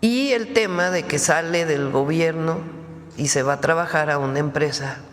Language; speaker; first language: Spanish; native; Spanish